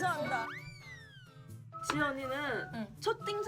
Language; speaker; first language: Korean; non-native, learner; Chinese